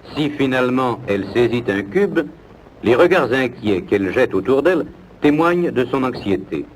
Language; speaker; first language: French; native; French